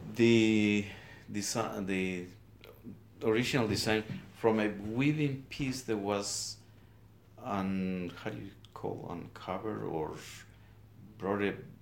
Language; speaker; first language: English; non-native, fluent; Spanish